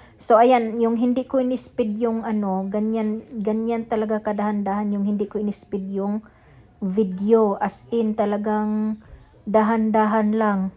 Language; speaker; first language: Filipino; non-native, local second language; Cebuano